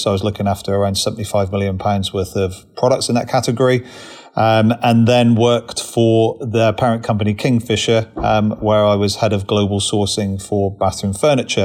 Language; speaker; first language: English; native; English